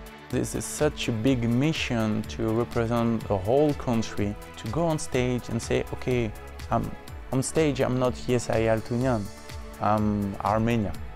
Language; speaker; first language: English; non-native, fluent; French